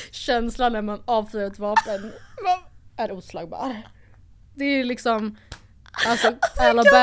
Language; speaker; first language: Swedish; native; Swedish